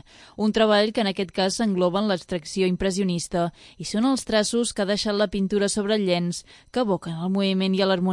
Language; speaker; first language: Catalan; native; Catalan